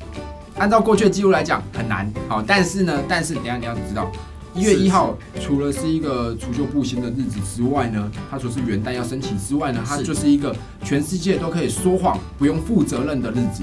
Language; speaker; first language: Chinese; native; Chinese